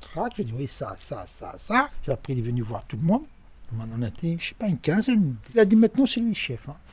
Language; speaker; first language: French; non-native, learner; Arabic